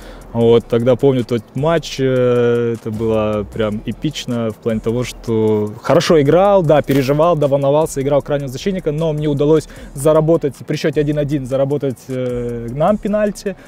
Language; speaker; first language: Russian; native; Russian